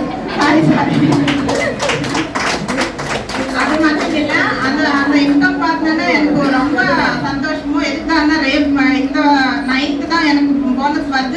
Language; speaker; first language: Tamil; non-native, learner; Telugu